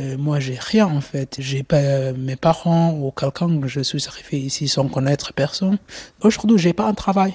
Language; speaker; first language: French; non-native, learner; Somali